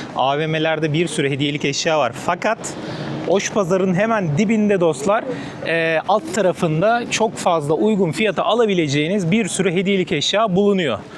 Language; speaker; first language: Turkish; native; Turkish